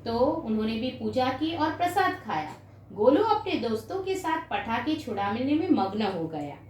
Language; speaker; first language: Hindi; non-native, local second language; Gujarati